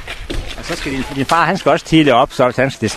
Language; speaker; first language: Danish; native; Danish